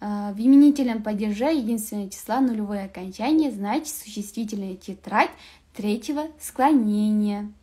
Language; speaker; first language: Russian; non-native, local second language; Kazakh